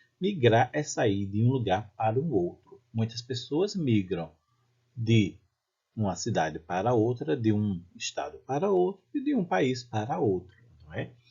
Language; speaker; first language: Portuguese; native; Portuguese